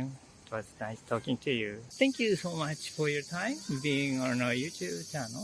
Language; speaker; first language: English; non-native, fluent; Japanese